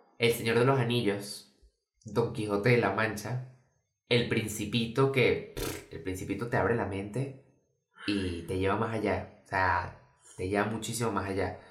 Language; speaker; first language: Spanish; native; Spanish